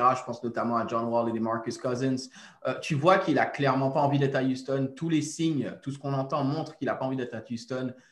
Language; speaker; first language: French; native; French